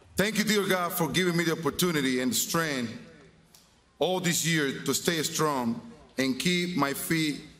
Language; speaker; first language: English; non-native, fluent; Spanish